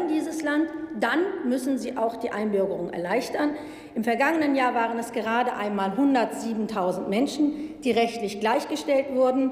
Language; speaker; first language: German; early bilingual, other home language; Turkish